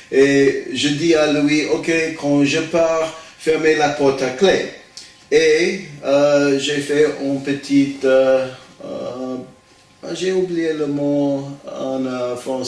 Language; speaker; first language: French; non-native, learner; English